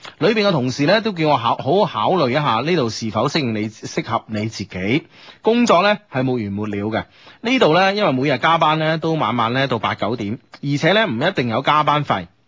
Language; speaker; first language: Cantonese; native; Cantonese